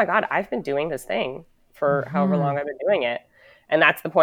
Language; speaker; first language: English; native; English